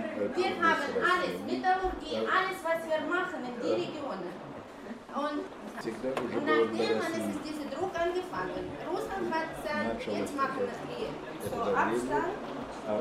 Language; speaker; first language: German; non-native, learner; Russian